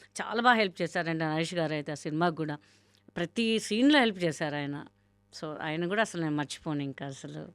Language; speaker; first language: Telugu; non-native, local second language; Hindi